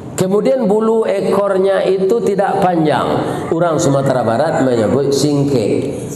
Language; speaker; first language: Malay; non-native, local second language; Minangkabau